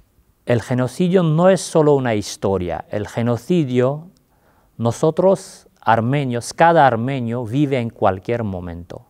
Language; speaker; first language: Spanish; non-native, fluent; Armenian